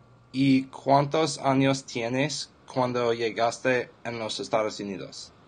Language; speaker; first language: Spanish; non-native, learner; English